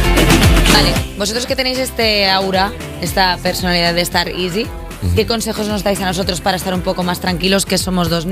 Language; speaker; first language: Spanish; native; Spanish